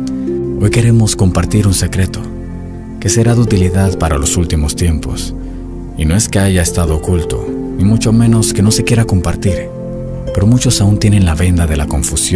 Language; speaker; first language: Spanish; native; Spanish